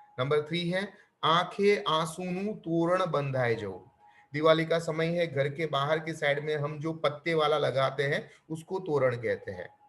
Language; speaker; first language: Hindi; non-native, local second language; Gujarati